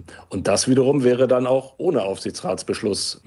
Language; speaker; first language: German; native; German